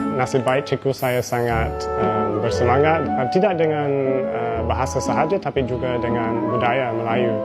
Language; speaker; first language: Malay; non-native, fluent; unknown